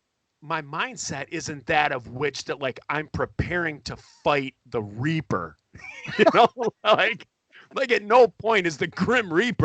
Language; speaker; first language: English; native; English